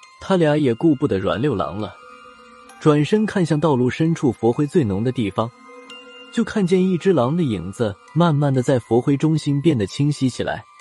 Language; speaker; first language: Chinese; native; Chinese